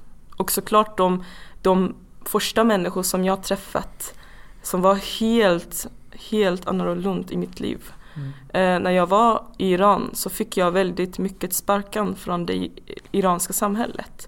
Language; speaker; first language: Swedish; non-native, fluent; Persian